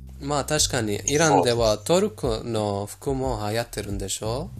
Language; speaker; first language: Japanese; non-native, fluent; Persian